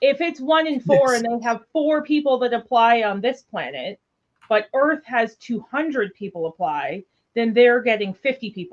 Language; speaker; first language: English; native; English